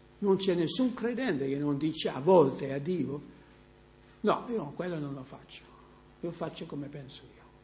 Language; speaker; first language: Italian; non-native, fluent; English